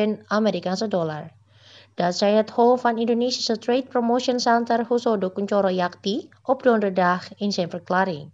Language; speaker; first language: Dutch; non-native, fluent; Indonesian